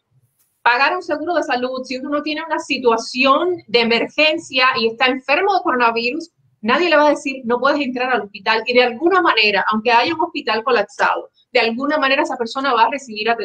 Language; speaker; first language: Spanish; native; Spanish